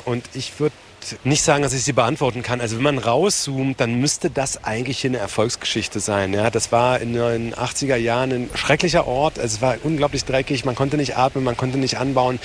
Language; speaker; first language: German; native; German